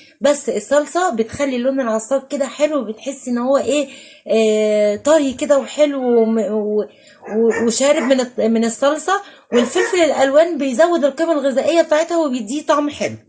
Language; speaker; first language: Arabic; native; Arabic